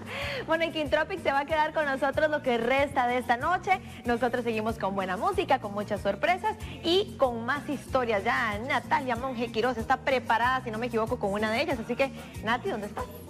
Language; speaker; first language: Spanish; native; Spanish